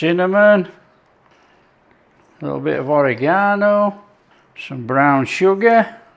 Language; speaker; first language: English; native; English